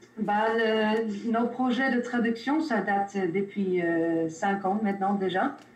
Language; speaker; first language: French; non-native, fluent; Dutch